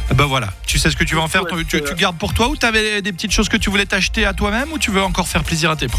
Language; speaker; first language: French; native; French